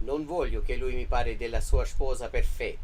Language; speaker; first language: Italian; non-native, learner; English